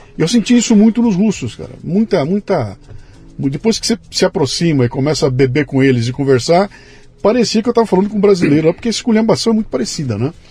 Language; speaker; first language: Portuguese; native; Portuguese